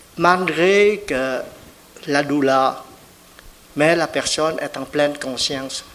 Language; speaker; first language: French; non-native, fluent; Vietnamese